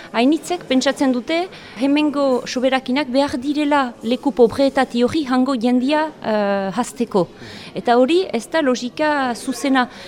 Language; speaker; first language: Basque; native; Basque